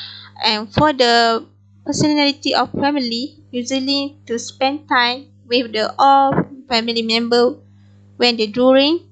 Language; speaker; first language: English; non-native, local second language; Malay